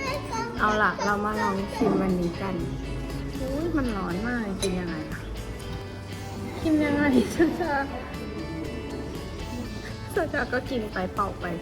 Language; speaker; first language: Thai; native; Thai